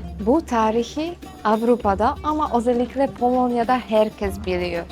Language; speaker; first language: Turkish; non-native, learner; Polish